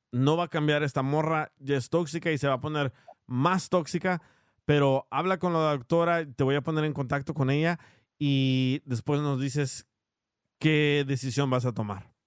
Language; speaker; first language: Spanish; early bilingual, heritage; Spanish